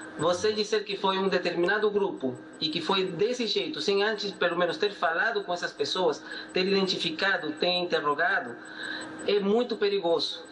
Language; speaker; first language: Portuguese; non-native, fluent; Spanish